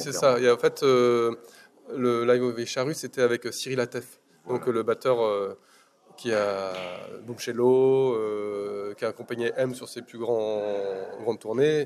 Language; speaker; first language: French; native; French